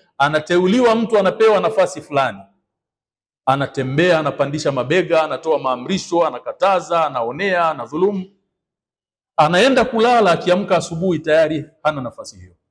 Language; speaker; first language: Swahili; native; Swahili